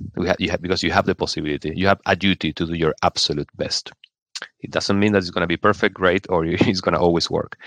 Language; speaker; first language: English; non-native, fluent; Spanish